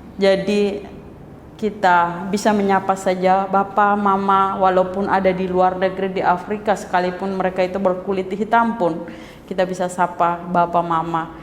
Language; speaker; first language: Indonesian; non-native, local second language; Tetum